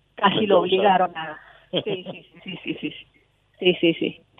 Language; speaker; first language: Spanish; native; Spanish